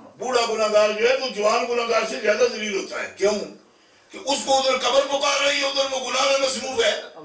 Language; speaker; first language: Urdu; non-native, local second language; Punjabi